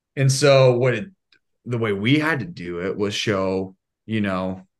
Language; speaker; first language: English; native; English